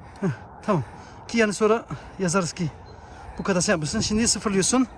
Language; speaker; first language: Turkish; early bilingual, heritage; Turkish